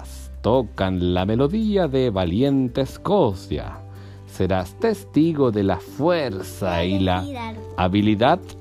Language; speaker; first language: Spanish; native; Spanish